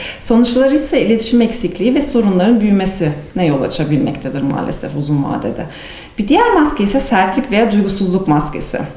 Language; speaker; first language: Turkish; native; Turkish